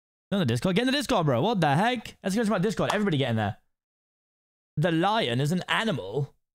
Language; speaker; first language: English; native; English